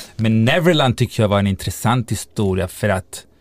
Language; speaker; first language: Swedish; non-native, fluent; Italian